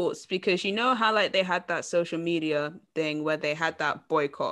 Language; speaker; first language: English; native; English